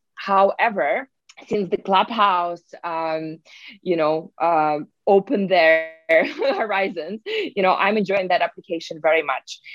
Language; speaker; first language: English; non-native, fluent; Russian